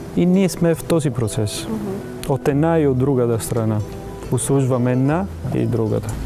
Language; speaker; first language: Bulgarian; non-native, fluent; Italian